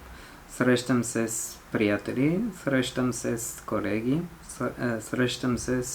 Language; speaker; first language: Bulgarian; non-native, learner; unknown